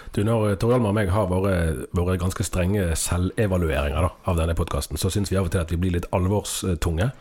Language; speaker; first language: Norwegian; native; Norwegian